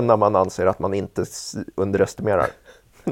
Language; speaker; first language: Swedish; native; Swedish